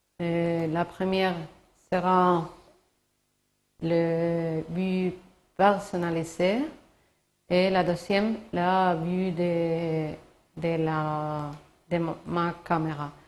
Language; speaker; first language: French; non-native, learner; Spanish